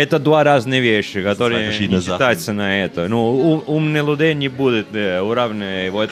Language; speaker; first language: Russian; non-native, learner; Italian